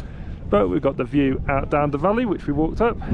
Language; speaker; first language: English; native; English